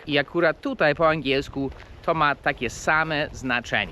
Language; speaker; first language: Polish; non-native, fluent; English